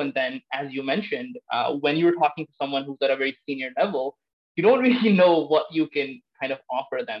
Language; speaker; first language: English; non-native, local second language; Punjabi